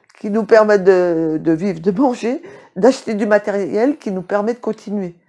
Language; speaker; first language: French; native; French